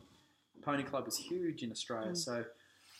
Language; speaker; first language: English; native; English